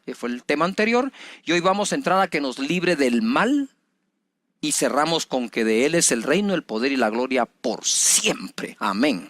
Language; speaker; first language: Spanish; native; Spanish